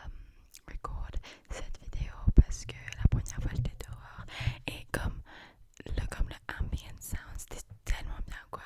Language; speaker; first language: French; early bilingual, heritage; English